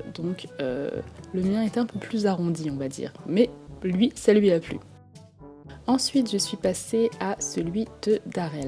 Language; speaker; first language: French; native; French